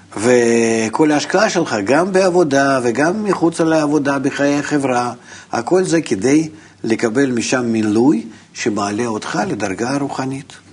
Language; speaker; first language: Hebrew; non-native, fluent; Russian